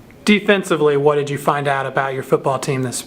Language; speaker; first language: English; native; English